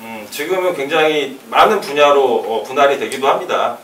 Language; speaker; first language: Korean; native; Korean